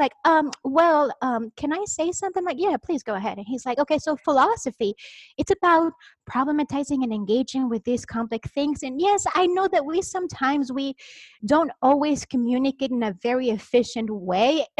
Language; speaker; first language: English; non-native, fluent; Spanish